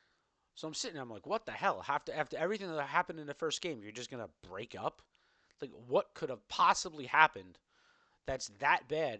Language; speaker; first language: English; native; English